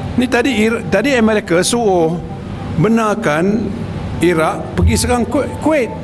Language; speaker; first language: Malay; native; Malay